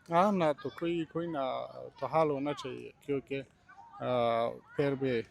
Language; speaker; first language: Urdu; non-native, learner; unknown